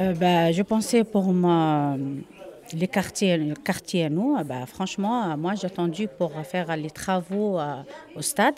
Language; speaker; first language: French; non-native, learner; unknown